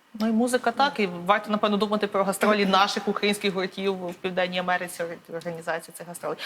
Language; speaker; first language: Ukrainian; native; Ukrainian